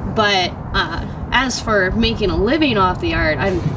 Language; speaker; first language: English; native; English